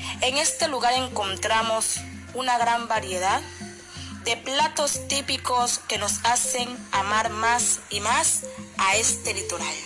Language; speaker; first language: Spanish; native; Spanish